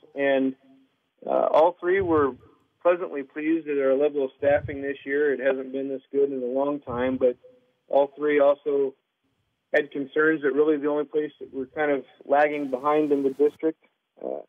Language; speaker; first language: English; native; English